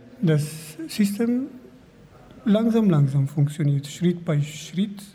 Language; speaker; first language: German; non-native, learner; Kurdish